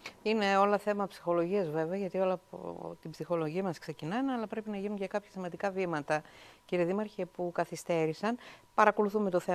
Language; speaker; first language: Greek; native; Greek